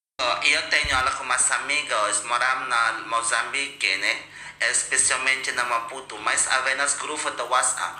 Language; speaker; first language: Portuguese; non-native, learner; Indonesian